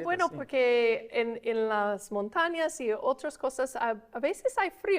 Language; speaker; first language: Spanish; non-native, fluent; English